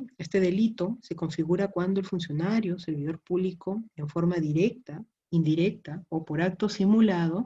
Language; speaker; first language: Spanish; native; Spanish